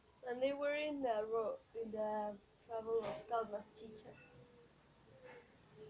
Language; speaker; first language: English; non-native, learner; Spanish